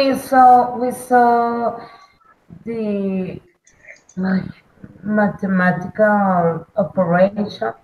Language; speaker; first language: English; non-native, learner; Spanish